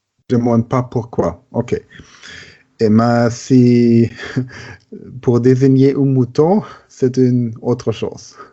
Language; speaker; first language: French; non-native, learner; German